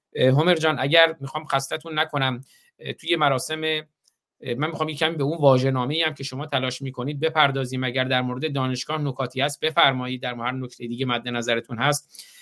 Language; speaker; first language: Persian; native; Persian